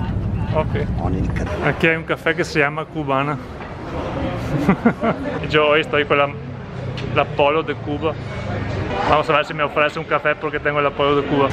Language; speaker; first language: Spanish; non-native, fluent; Italian